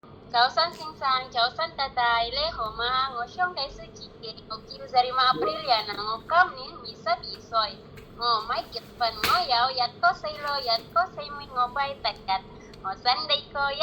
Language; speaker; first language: Cantonese; non-native, learner; Indonesian